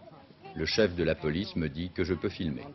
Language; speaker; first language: French; native; French